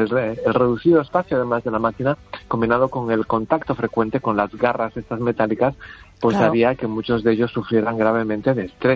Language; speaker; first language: Spanish; native; Spanish